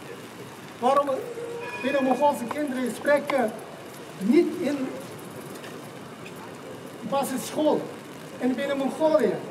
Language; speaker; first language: Dutch; non-native, learner; Mongolian